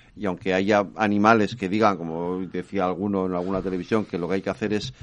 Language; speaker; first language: Spanish; native; Spanish